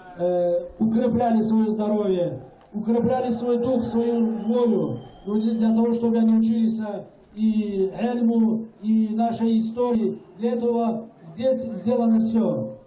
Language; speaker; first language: Russian; non-native, local second language; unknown